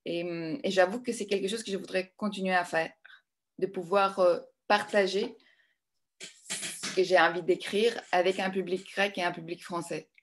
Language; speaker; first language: French; non-native, fluent; Greek